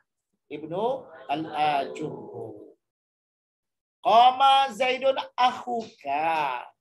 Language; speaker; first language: Arabic; non-native, fluent; Malay